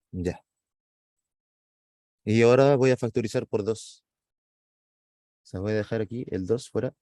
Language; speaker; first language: Spanish; native; Spanish